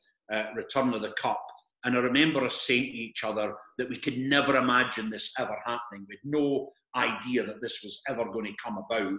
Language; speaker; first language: English; native; English